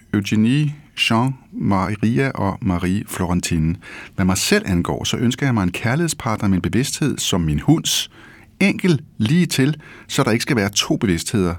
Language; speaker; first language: Danish; native; Danish